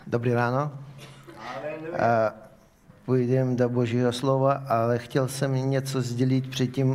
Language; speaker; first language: Czech; non-native, fluent; Ukrainian